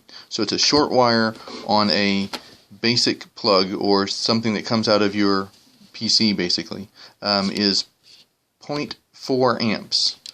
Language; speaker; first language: English; native; English